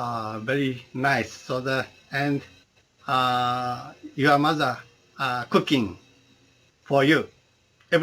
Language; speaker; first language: English; non-native, learner; Japanese